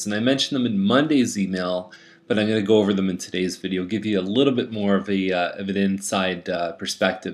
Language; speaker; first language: English; native; English